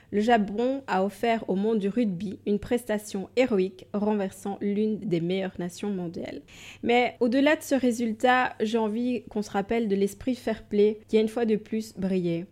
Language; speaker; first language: French; native; French